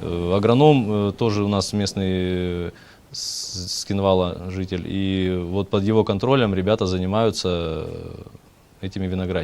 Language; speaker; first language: Russian; native; Russian